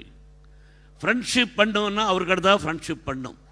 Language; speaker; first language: Tamil; non-native, learner; Telugu